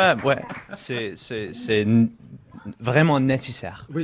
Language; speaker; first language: French; non-native, learner; English